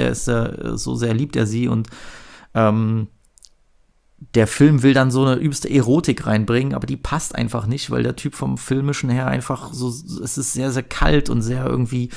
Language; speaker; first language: German; native; German